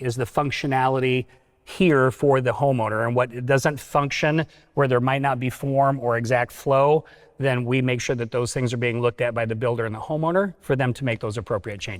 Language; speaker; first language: English; native; English